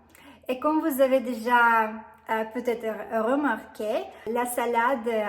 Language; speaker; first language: French; non-native, fluent; Russian